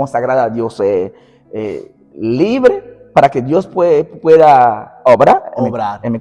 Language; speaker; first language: Spanish; non-native, fluent; Portuguese